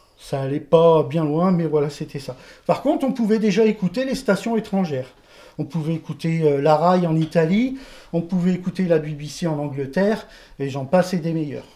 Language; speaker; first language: French; native; French